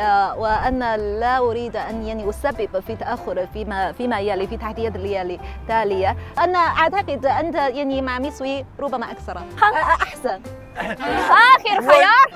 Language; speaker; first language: Arabic; non-native, learner; Chinese